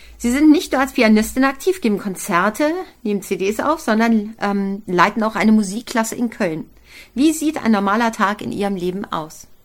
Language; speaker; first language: German; native; German